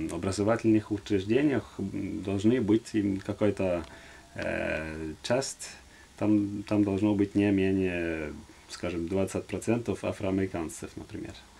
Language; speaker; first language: Russian; non-native, fluent; Norwegian